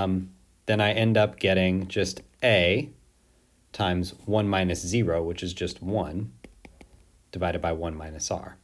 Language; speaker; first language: English; native; English